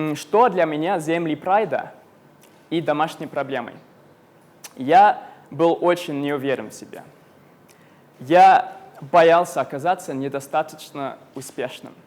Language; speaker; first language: Russian; non-native, fluent; English